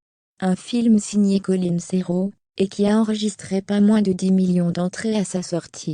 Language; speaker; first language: French; native; French